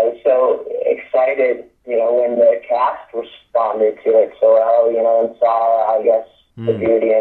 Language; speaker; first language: English; native; English